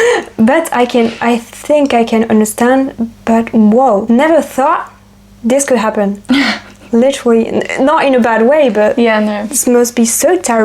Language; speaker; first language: English; non-native, fluent; French